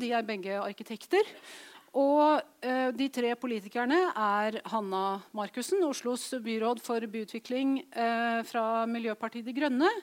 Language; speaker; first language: Norwegian; native; Norwegian